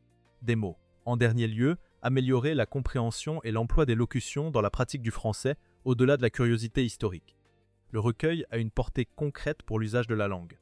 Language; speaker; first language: French; native; French